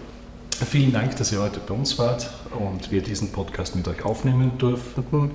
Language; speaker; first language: German; native; German